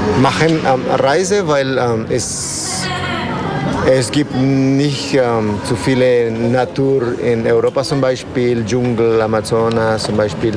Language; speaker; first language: German; non-native, learner; Spanish